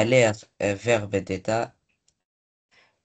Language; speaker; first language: French; non-native, learner; Arabic